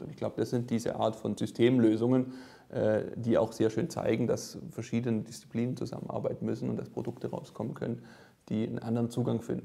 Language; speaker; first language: German; native; German